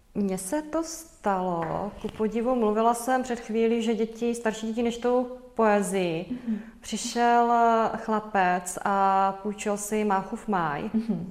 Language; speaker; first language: Czech; native; Czech